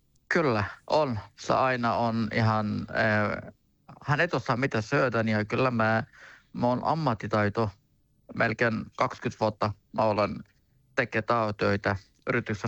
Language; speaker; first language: Finnish; non-native, learner; Turkish